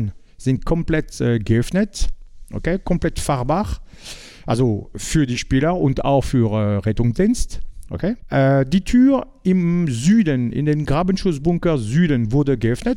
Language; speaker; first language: German; non-native, learner; French